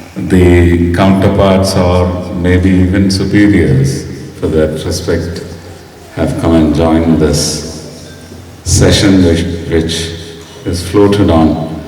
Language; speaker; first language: English; non-native, local second language; Malayalam